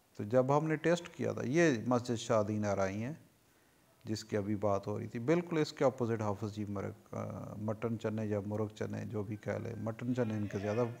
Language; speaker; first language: Urdu; native; Urdu